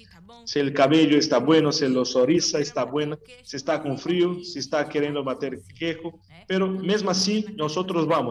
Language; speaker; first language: Spanish; non-native, learner; Portuguese